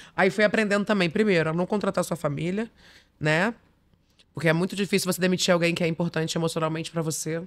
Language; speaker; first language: Portuguese; native; Portuguese